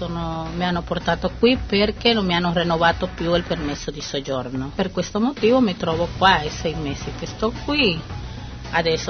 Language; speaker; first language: Italian; non-native, fluent; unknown